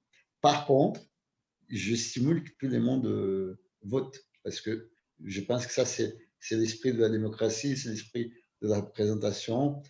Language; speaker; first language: French; non-native, fluent; Portuguese